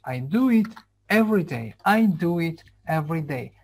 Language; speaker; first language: English; non-native, fluent; Azerbaijani